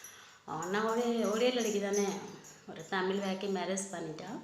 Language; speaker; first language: Tamil; non-native, local second language; Odia